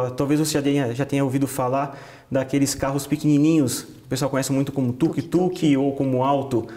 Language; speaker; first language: Portuguese; native; Portuguese